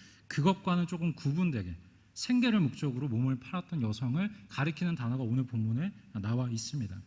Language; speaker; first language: Korean; native; Korean